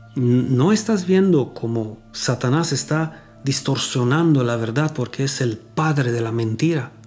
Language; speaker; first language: Spanish; non-native, fluent; Romanian